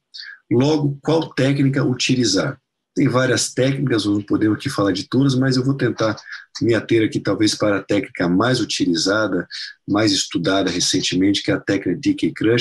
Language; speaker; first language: Portuguese; non-native, fluent; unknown